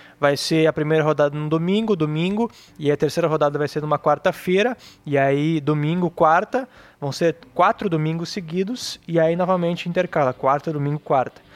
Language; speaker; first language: Portuguese; native; Portuguese